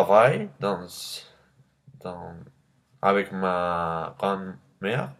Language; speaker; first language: French; non-native, learner; Spanish